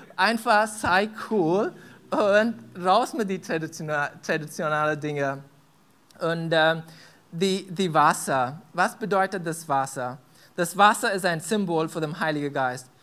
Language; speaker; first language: German; non-native, fluent; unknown